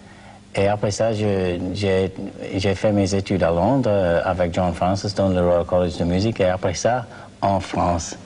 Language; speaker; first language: French; non-native, learner; English